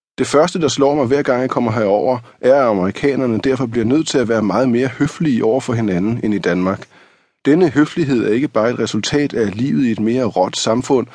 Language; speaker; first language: Danish; native; Danish